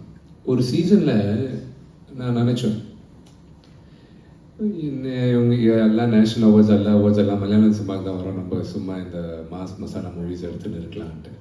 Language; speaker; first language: Tamil; non-native, local second language; Telugu